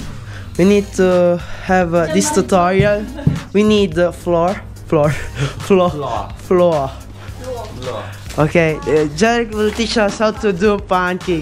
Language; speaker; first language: English; non-native, learner; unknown